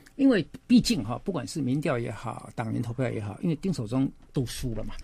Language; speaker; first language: Chinese; native; Chinese